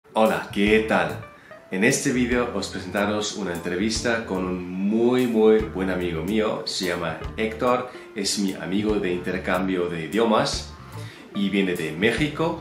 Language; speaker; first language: Spanish; non-native, learner; German